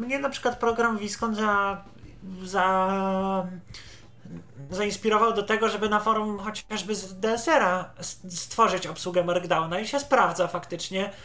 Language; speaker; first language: Polish; native; Polish